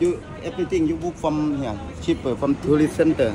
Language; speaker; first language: English; non-native, learner; Thai